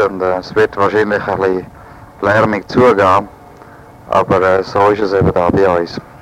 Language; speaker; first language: German; native; German